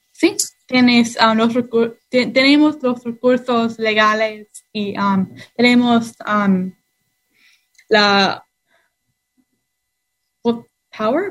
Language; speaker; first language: Spanish; non-native, learner; English